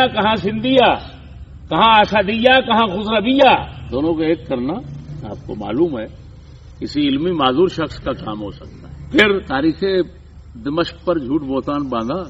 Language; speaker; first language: Urdu; native; Urdu